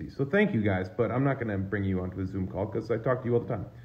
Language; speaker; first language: English; native; English